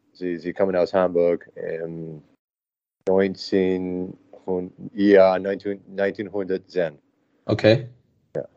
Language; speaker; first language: German; non-native, learner; English